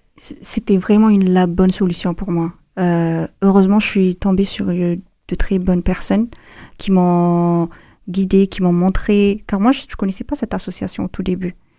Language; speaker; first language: French; non-native, fluent; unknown